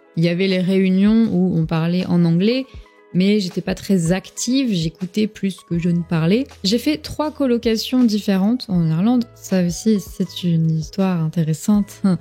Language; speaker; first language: French; native; French